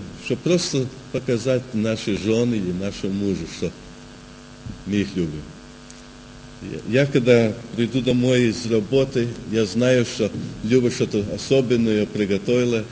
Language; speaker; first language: Russian; early bilingual, heritage; Russian